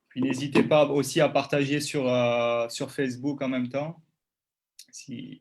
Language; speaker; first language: French; native; French